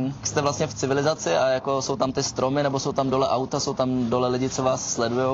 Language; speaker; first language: Czech; native; Czech